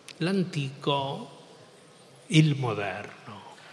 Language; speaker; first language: Italian; non-native, fluent; Spanish